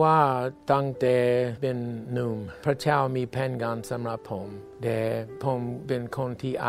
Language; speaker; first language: Thai; non-native, fluent; English